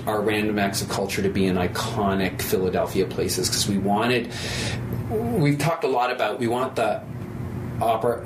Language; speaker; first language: English; native; English